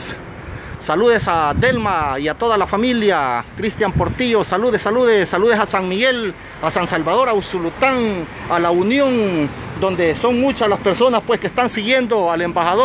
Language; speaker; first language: Spanish; native; Spanish